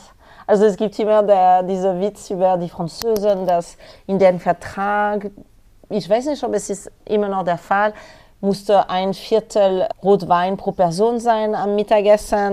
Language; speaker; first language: German; non-native, fluent; French